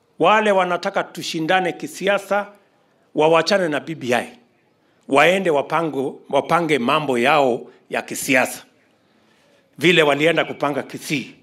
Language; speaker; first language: Swahili; non-native, local second language; Kalenjin